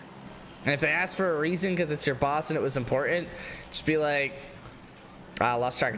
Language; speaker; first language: English; native; English